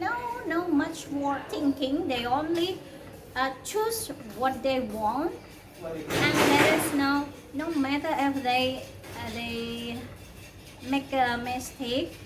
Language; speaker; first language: English; non-native, learner; Indonesian